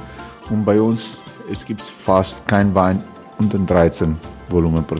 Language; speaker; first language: German; non-native, fluent; Croatian